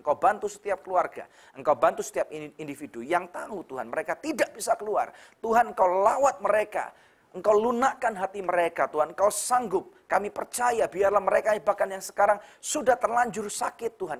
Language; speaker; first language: Indonesian; native; Indonesian